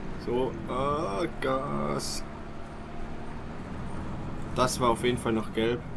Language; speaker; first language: German; native; German